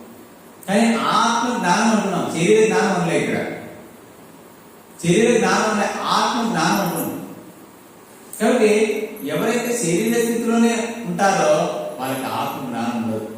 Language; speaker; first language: Telugu; native; Telugu